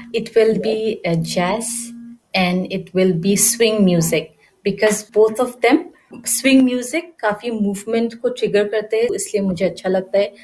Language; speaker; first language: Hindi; non-native, local second language; Garo